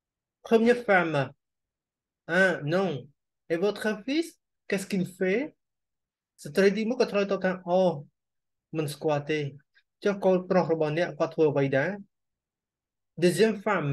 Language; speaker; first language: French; non-native, learner; Khmer